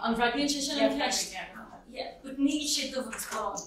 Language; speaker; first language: Irish; non-native, local second language; English